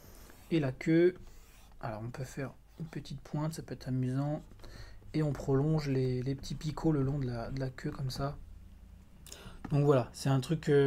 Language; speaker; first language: French; native; French